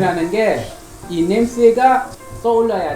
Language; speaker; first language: Korean; non-native, fluent; Malay